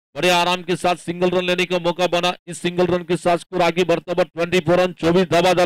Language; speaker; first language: Hindi; non-native, local second language; Marathi